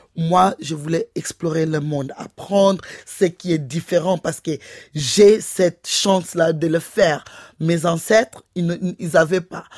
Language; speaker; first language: French; non-native, fluent; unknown